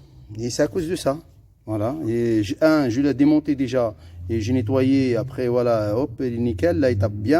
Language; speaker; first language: French; non-native, fluent; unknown